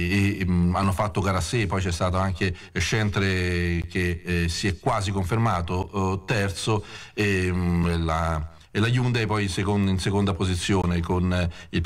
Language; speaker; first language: Italian; native; Italian